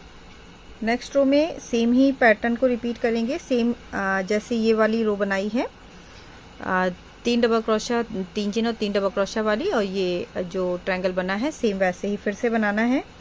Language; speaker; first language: Hindi; native; Hindi